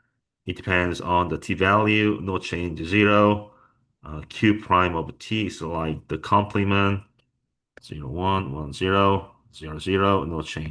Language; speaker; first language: English; non-native, fluent; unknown